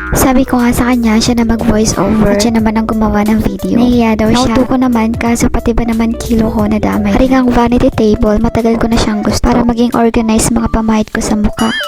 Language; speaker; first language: Filipino; native; Filipino